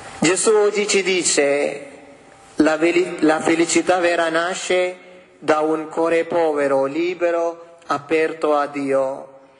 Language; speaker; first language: Italian; non-native, fluent; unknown